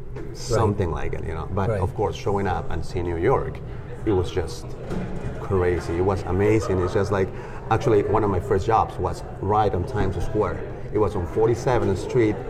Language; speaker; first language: English; non-native, fluent; Spanish